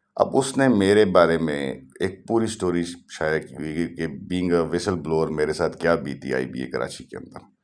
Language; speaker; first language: Urdu; non-native, local second language; Punjabi